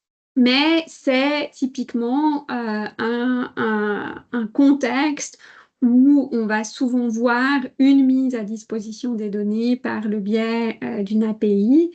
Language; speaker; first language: French; native; French